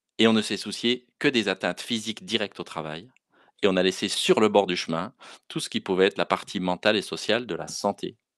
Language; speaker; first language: French; native; French